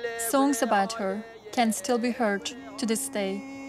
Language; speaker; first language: English; non-native, fluent; Turkish